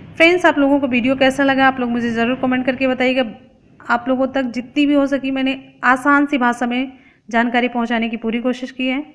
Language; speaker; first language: Hindi; native; Hindi